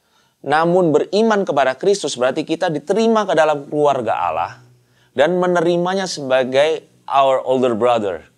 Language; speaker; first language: Indonesian; native; Indonesian